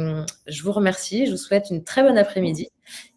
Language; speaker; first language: French; native; French